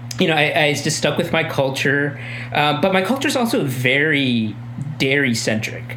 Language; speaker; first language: English; native; English